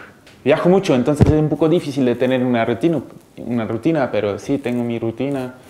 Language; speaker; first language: Spanish; early bilingual, heritage; Spanish